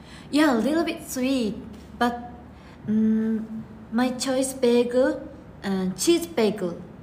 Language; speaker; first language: English; non-native, learner; Japanese